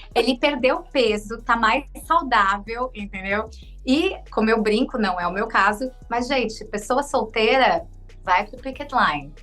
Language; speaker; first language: Portuguese; native; Portuguese